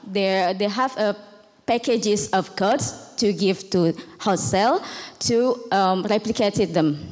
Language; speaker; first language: English; non-native, learner; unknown